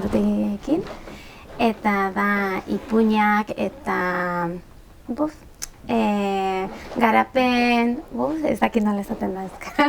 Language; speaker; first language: Basque; non-native, local second language; Spanish